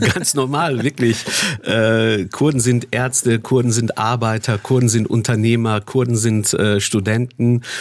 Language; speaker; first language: German; early bilingual, other home language; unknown